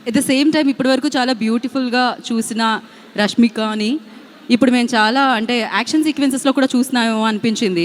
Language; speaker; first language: Telugu; native; Telugu